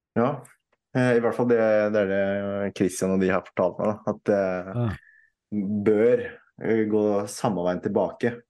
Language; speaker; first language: Norwegian; early bilingual, other home language; Filipino